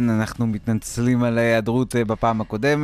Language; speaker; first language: Hebrew; native; Hebrew